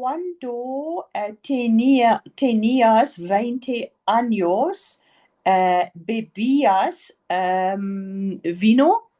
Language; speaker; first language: Spanish; non-native, learner; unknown